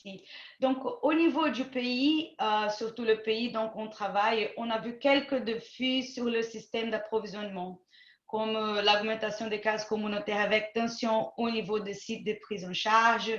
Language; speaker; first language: French; non-native, fluent; Portuguese